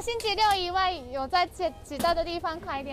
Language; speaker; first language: Chinese; non-native, fluent; Japanese